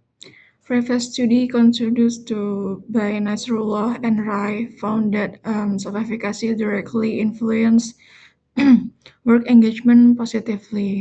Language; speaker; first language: English; non-native, learner; Indonesian